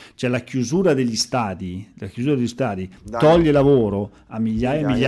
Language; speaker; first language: Italian; native; Italian